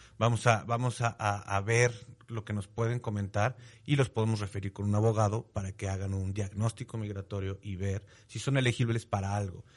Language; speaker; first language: Spanish; native; Spanish